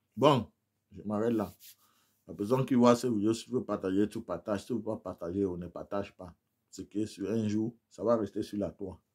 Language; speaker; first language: French; non-native, local second language; English